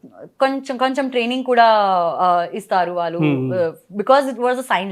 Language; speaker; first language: Telugu; non-native, learner; Gujarati